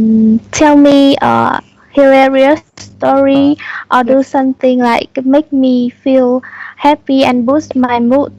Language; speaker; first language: English; non-native, learner; Vietnamese